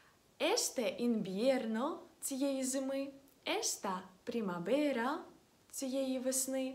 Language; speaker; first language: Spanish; non-native, fluent; Ukrainian